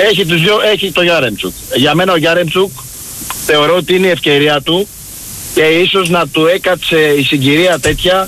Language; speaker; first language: Greek; native; Greek